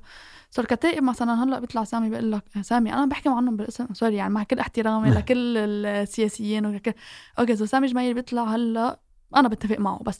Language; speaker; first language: Arabic; native; Arabic